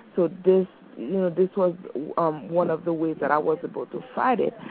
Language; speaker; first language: English; non-native, fluent; Haitian Creole